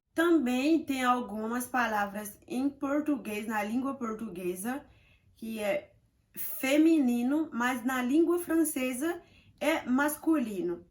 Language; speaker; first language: Portuguese; non-native, fluent; Haitian Creole